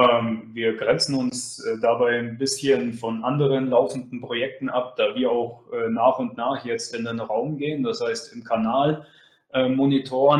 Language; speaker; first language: German; native; German